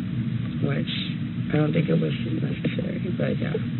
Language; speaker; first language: English; native; English